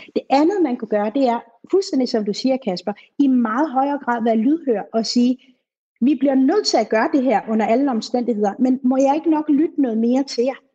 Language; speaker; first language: Danish; native; Danish